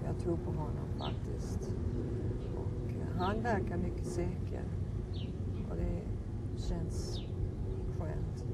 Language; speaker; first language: Swedish; early bilingual, heritage; Swedish